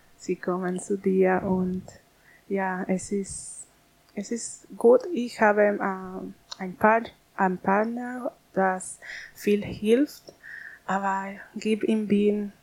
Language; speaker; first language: German; non-native, learner; Spanish